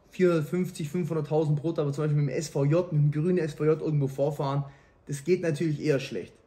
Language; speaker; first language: German; native; German